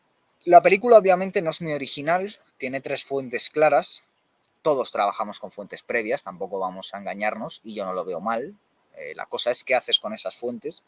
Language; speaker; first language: Spanish; native; Spanish